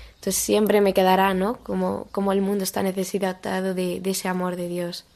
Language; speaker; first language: Spanish; native; Spanish